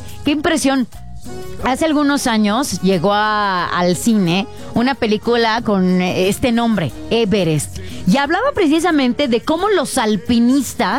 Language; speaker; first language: Spanish; native; Spanish